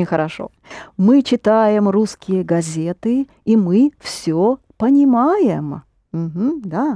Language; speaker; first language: Russian; non-native, fluent; English